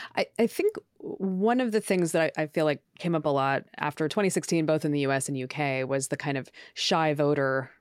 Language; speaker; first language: English; native; English